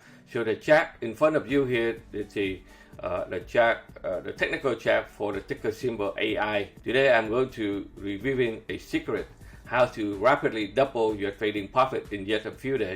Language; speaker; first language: English; non-native, fluent; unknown